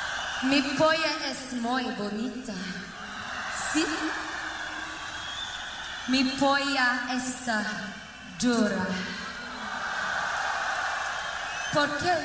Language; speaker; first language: Spanish; non-native, learner; English